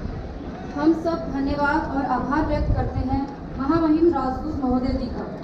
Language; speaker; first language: Hindi; native; Hindi